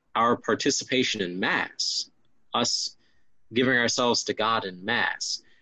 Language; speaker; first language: English; native; English